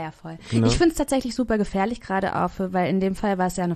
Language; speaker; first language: German; native; German